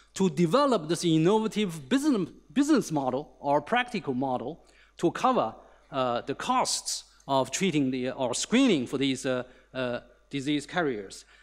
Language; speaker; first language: English; non-native, fluent; Chinese